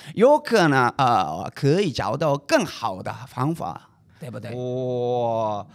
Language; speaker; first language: Chinese; non-native, fluent; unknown